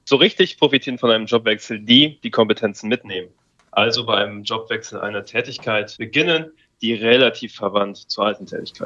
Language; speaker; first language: German; native; German